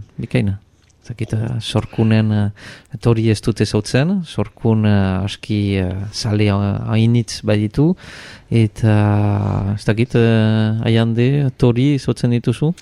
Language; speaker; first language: Basque; native; Basque